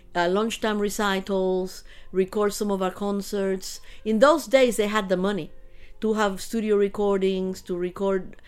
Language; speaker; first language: English; early bilingual, other home language; Spanish